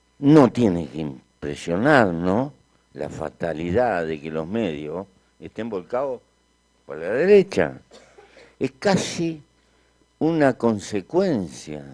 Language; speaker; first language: Spanish; native; Spanish